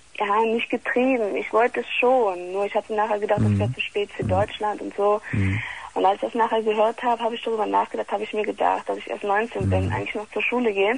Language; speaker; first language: German; early bilingual, other home language; Italian